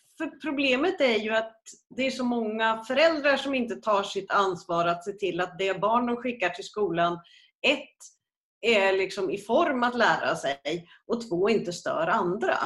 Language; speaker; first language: Swedish; native; Swedish